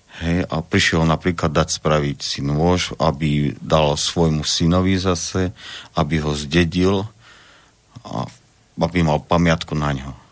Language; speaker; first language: Slovak; native; Slovak